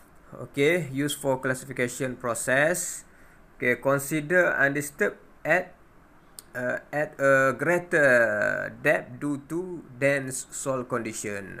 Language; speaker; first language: English; non-native, local second language; Malay